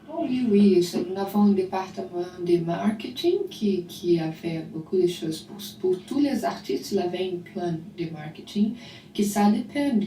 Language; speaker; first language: French; non-native, learner; Portuguese